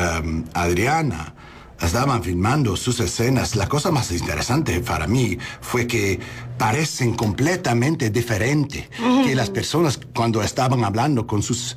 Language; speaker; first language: Spanish; non-native, learner; English